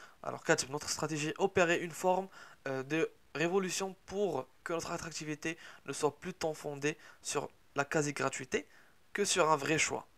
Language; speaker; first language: French; non-native, local second language; Arabic